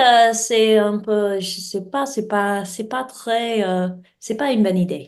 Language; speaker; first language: French; non-native, learner; English